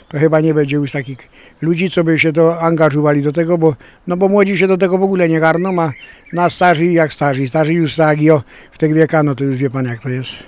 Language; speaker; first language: Polish; native; Polish